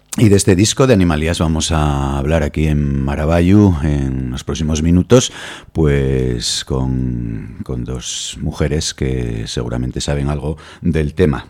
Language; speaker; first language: Spanish; native; Spanish